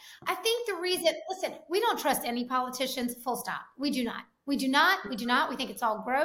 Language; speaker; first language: English; native; English